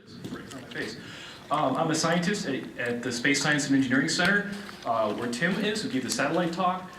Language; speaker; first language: English; native; English